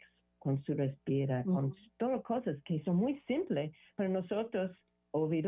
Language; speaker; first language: Spanish; non-native, learner; English